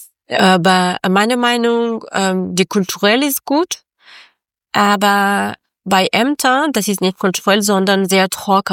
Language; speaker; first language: German; non-native, learner; Persian